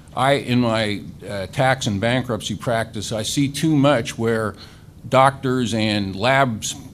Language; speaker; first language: English; native; English